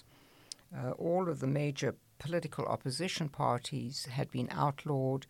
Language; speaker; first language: English; native; English